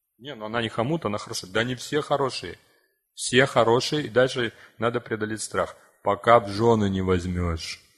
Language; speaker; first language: Russian; native; Russian